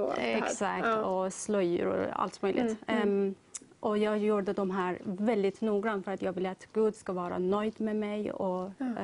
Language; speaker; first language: Swedish; non-native, learner; Persian